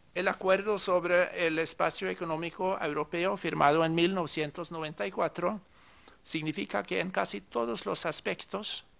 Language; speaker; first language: Spanish; non-native, fluent; Norwegian